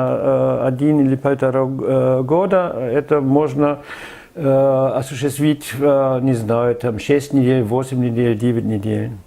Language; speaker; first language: Russian; non-native, fluent; German